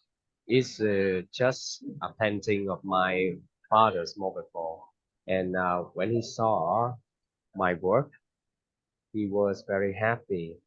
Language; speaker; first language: English; non-native, fluent; Vietnamese